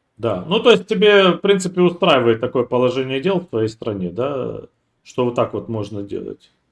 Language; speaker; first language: Russian; native; Russian